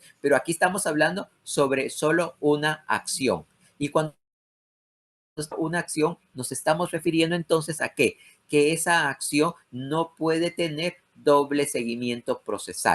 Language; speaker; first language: Spanish; native; Spanish